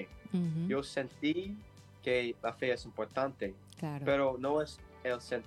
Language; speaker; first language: Spanish; non-native, learner; English